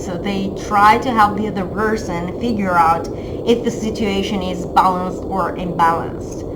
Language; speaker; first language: English; non-native, fluent; Italian